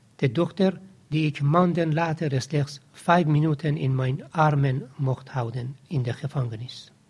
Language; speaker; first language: Dutch; non-native, fluent; Persian